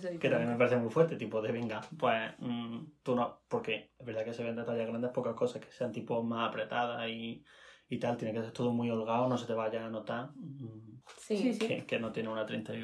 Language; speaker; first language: Spanish; native; Spanish